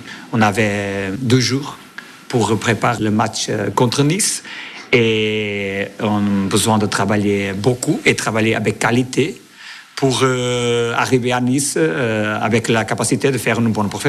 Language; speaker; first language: French; non-native, fluent; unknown